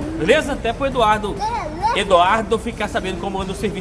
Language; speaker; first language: Portuguese; native; Portuguese